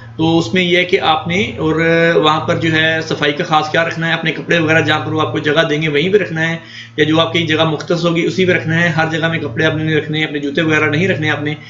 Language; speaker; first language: Hindi; non-native, local second language; Punjabi